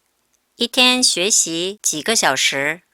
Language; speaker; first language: Chinese; non-native, fluent; Korean